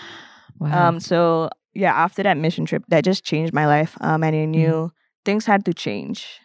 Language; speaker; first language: English; non-native, local second language; Malay